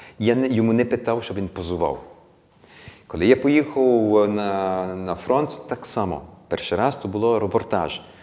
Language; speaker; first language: Ukrainian; early bilingual, heritage; Ukrainian